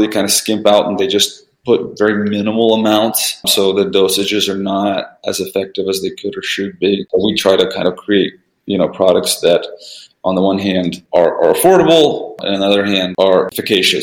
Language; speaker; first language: English; early bilingual, other home language; Russian